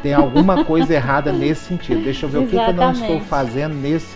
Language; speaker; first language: Portuguese; native; Portuguese